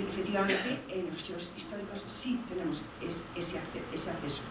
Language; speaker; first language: Spanish; native; Spanish